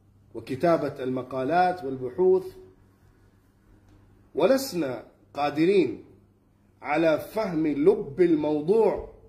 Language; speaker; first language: Arabic; non-native, fluent; Urdu